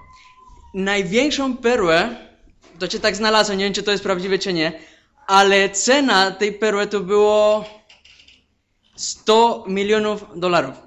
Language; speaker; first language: Polish; non-native, fluent; Spanish